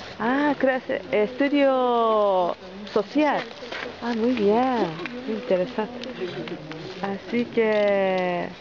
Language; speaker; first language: Spanish; non-native, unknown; Japanese